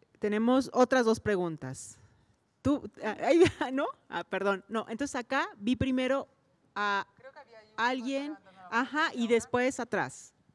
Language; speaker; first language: Spanish; native; Spanish